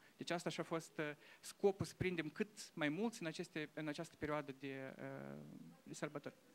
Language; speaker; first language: Romanian; non-native, local second language; Russian